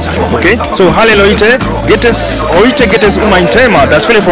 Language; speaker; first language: German; non-native, learner; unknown